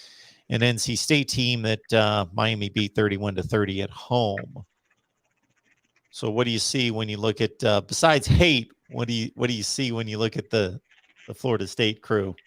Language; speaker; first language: English; native; English